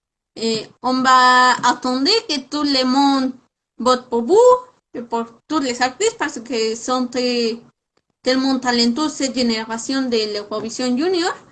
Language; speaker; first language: French; non-native, fluent; Spanish